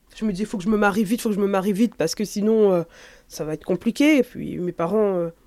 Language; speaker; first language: French; native; French